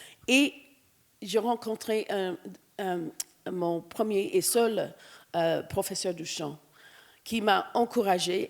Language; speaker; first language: French; non-native, fluent; English